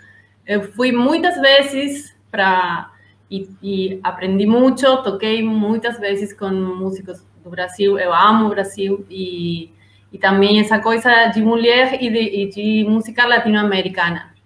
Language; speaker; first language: Portuguese; non-native, learner; Spanish